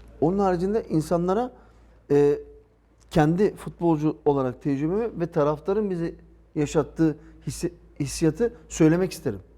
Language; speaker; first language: Turkish; early bilingual, heritage; Turkish